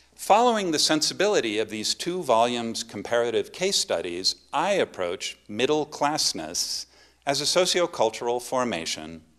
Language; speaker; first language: English; native; English